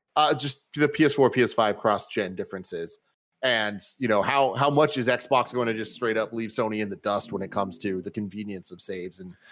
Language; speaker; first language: English; native; English